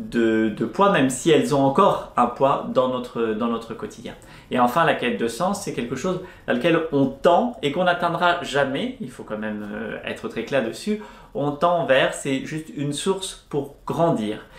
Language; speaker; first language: French; native; French